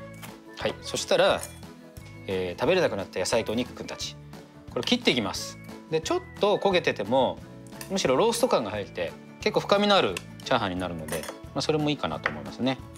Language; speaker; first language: Japanese; native; Japanese